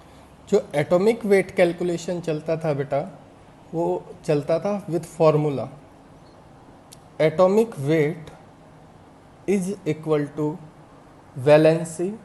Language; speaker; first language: Hindi; native; Hindi